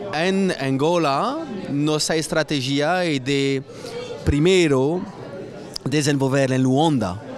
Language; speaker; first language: Portuguese; non-native, fluent; French